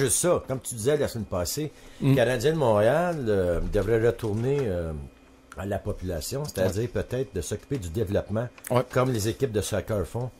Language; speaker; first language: French; native; French